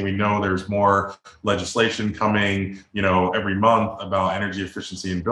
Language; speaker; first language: English; native; English